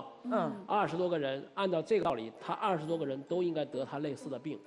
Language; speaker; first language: Chinese; native; Chinese